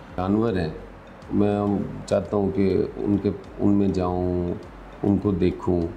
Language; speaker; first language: Urdu; non-native, local second language; Punjabi